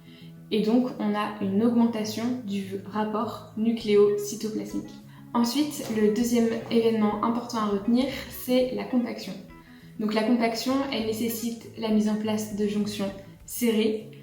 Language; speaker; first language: French; native; French